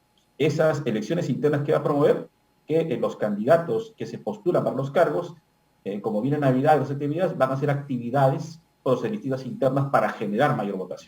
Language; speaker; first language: Spanish; native; Spanish